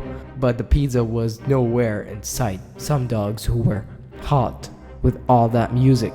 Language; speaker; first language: English; native; English